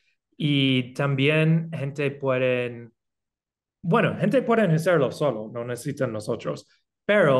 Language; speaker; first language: Spanish; non-native, fluent; English